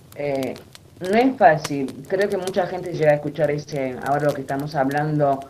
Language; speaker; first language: Spanish; non-native, fluent; Armenian